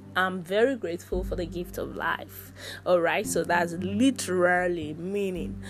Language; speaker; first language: English; non-native, local second language; Yoruba